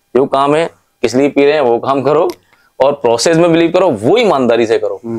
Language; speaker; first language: Hindi; native; Hindi